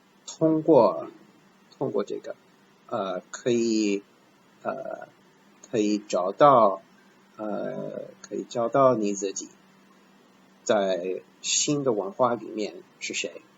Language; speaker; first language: Chinese; non-native, fluent; English